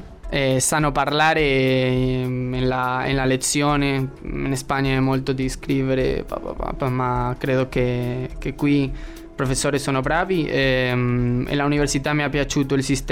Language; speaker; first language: Italian; non-native, learner; Spanish